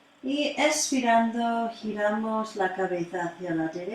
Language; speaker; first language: Spanish; non-native, fluent; English